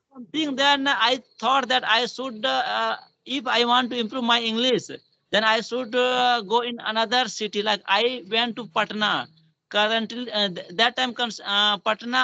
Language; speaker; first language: English; non-native, learner; Hindi